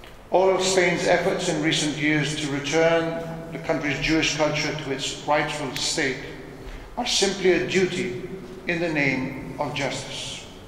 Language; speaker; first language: English; non-native, fluent; Spanish